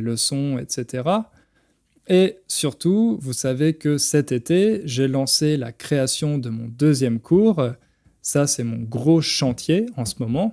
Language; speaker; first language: French; native; French